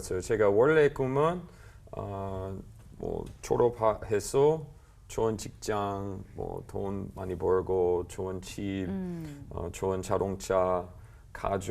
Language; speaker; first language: Korean; non-native, learner; English